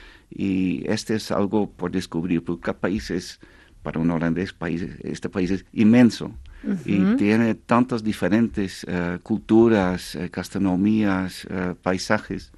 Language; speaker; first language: Spanish; non-native, fluent; Dutch